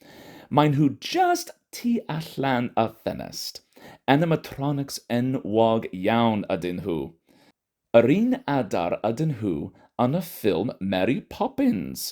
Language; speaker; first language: Welsh; non-native, fluent; English